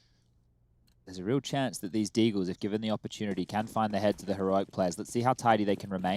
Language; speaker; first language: English; native; English